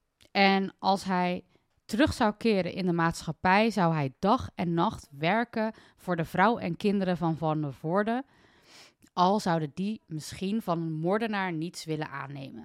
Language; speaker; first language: Dutch; native; Dutch